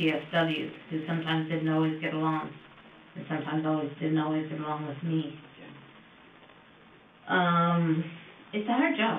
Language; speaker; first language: English; native; English